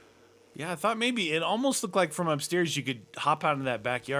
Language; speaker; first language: English; native; English